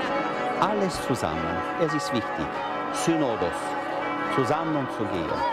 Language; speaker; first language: German; non-native, local second language; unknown